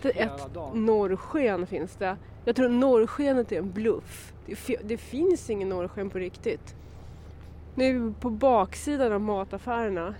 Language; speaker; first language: Swedish; native; Swedish